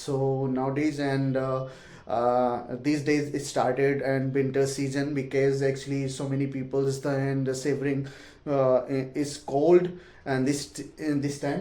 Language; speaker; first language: English; non-native, learner; Hindi